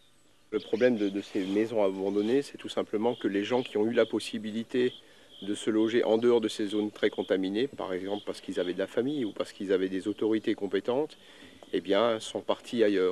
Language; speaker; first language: French; native; French